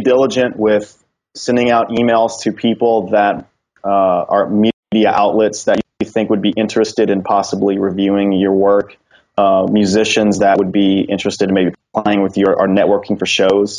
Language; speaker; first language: English; native; English